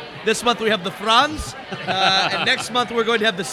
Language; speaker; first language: English; native; English